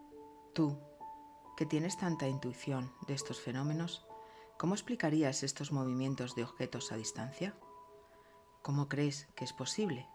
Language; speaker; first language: Spanish; native; Spanish